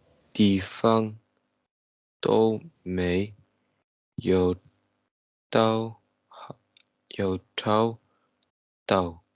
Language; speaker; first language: Chinese; non-native, learner; Tibetan